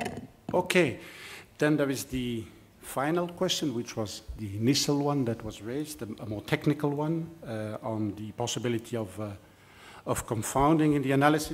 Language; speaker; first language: English; non-native, fluent; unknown